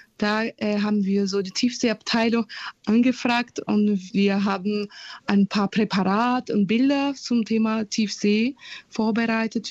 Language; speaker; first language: German; non-native, fluent; Portuguese